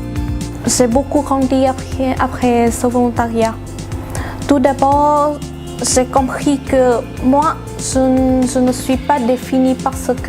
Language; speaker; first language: French; non-native, fluent; Vietnamese